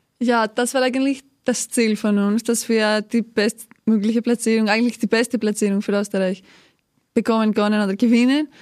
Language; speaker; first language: German; non-native, fluent; Greek